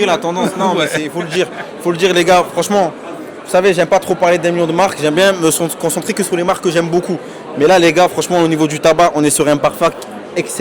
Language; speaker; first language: French; native; French